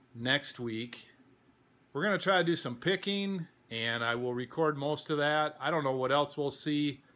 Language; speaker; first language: English; native; English